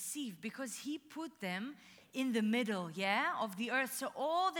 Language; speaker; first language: English; non-native, fluent; Russian